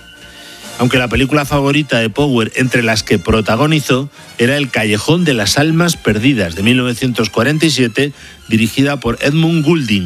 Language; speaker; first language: Spanish; native; Spanish